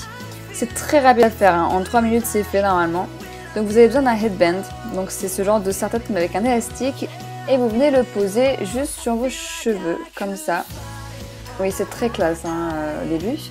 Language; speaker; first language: French; native; French